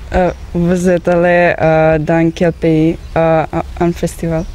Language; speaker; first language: French; non-native, fluent; Serbian